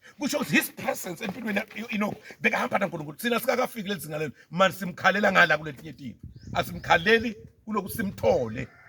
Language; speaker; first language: Zulu; non-native, local second language; Tsonga